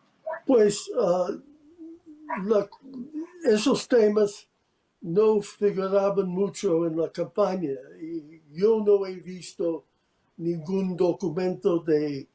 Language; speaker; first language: Spanish; non-native, fluent; English